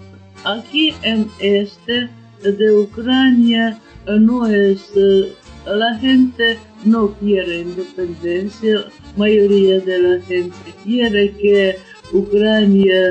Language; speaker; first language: Spanish; non-native, learner; Ukrainian